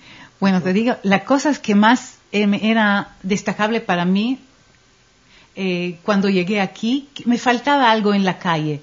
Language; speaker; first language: Spanish; non-native, fluent; Hebrew